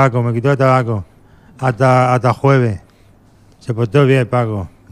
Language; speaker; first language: Spanish; native; Spanish